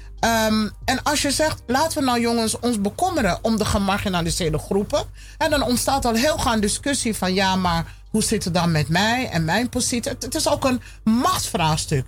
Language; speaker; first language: Dutch; early bilingual, other home language; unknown